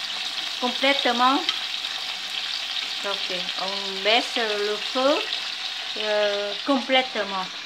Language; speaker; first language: French; non-native, fluent; Vietnamese